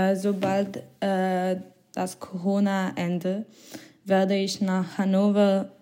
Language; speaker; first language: German; non-native, learner; French